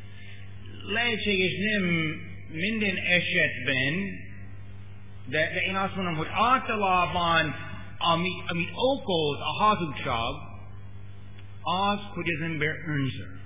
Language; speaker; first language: Hungarian; non-native, learner; English